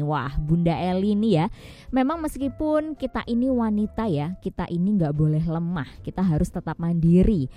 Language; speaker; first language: Indonesian; native; Indonesian